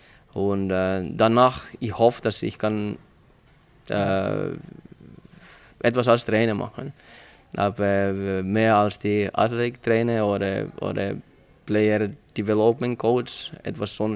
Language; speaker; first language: German; non-native, learner; Finnish